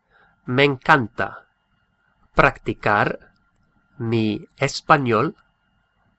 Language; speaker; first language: Spanish; non-native, fluent; English